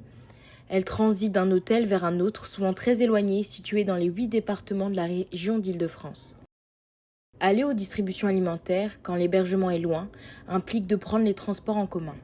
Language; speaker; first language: French; native; French